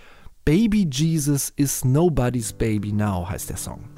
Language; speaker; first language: German; native; German